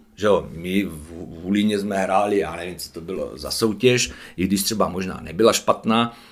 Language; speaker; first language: Czech; native; Czech